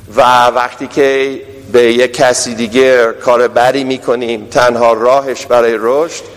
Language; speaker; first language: Persian; non-native, fluent; English